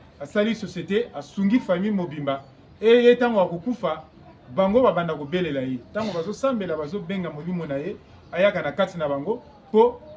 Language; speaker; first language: Lingala; non-native, local second language; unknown